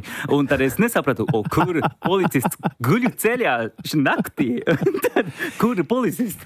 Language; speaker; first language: Latvian; non-native, learner; Japanese